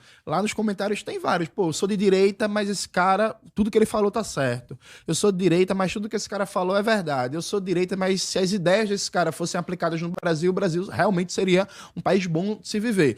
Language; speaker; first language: Portuguese; native; Portuguese